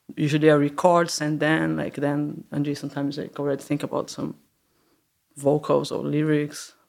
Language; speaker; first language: English; non-native, learner; Portuguese